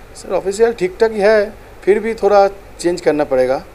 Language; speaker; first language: Hindi; non-native, local second language; Bangla